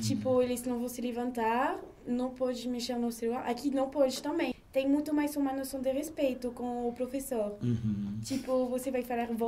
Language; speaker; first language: Portuguese; non-native, learner; French